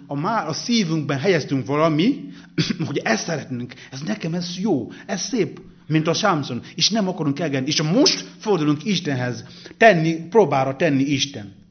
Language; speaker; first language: Hungarian; non-native, learner; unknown